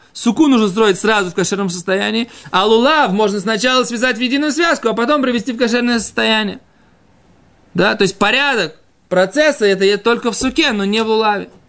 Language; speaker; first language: Russian; native; Russian